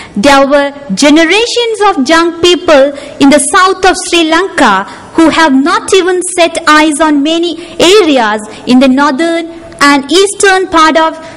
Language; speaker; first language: English; non-native, local second language; Tamil